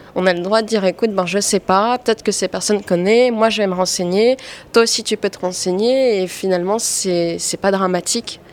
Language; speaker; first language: French; native; French